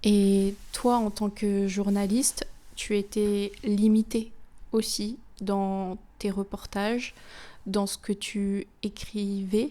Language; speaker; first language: French; native; French